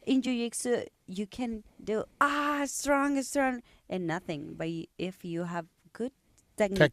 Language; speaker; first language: English; non-native, learner; Spanish